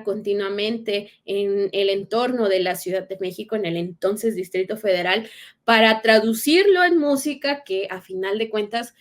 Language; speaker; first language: Spanish; native; Spanish